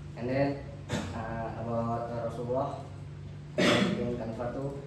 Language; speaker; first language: English; non-native, learner; Indonesian